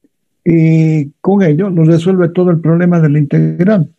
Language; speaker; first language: Spanish; native; Spanish